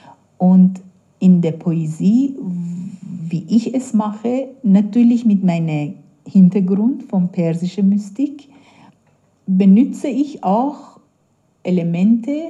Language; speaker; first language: German; non-native, fluent; Persian